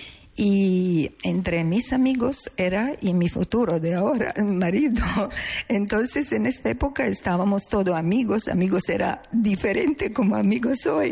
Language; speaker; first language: Spanish; non-native, learner; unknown